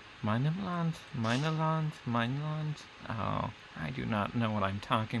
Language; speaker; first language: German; non-native, learner; English